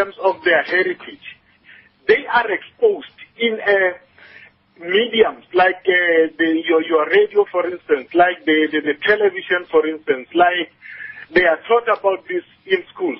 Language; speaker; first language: English; non-native, local second language; Northern Sotho